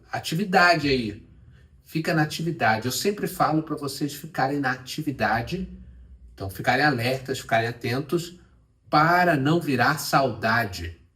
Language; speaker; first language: Portuguese; native; Portuguese